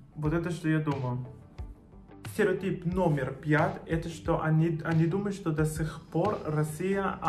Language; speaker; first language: Russian; non-native, fluent; Spanish